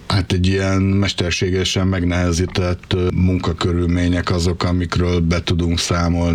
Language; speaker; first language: Hungarian; native; Hungarian